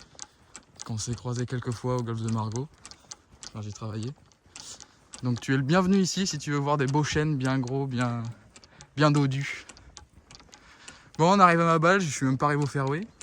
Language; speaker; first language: French; native; French